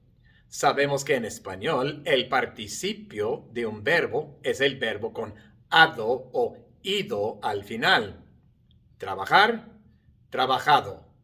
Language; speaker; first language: Spanish; non-native, fluent; English